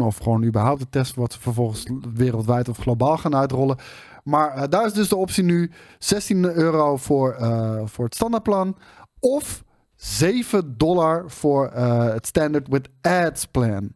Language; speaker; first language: Dutch; native; Dutch